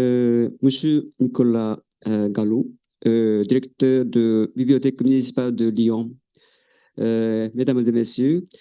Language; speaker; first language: French; non-native, fluent; Japanese